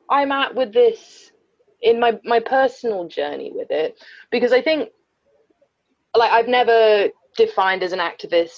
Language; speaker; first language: English; native; English